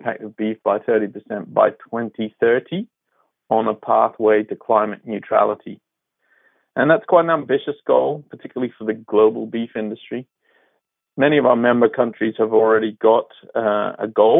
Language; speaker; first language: English; native; English